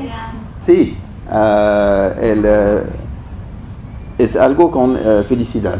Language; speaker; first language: Spanish; non-native, fluent; French